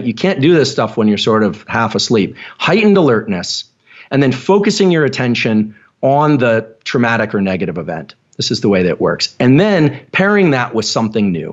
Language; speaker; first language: English; native; English